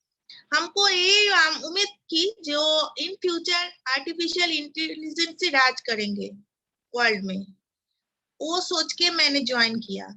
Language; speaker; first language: Hindi; non-native, local second language; Bangla